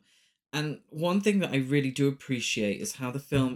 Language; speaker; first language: English; native; English